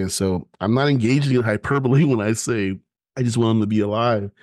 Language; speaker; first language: English; native; English